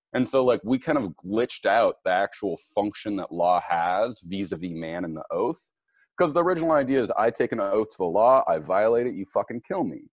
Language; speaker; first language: English; native; English